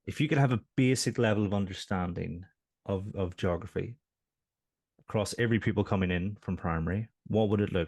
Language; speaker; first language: English; native; English